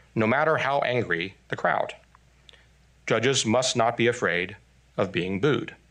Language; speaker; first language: English; non-native, fluent; Chinese